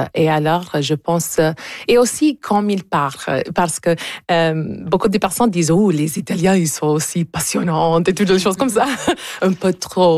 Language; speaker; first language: French; non-native, local second language; English